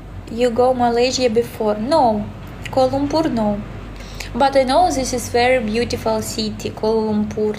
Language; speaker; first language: English; non-native, learner; Russian